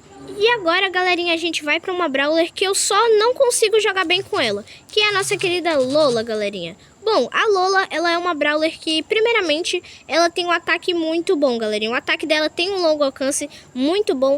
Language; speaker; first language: Portuguese; native; Portuguese